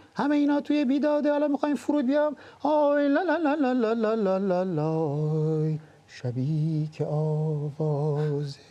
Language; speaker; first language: Persian; native; Persian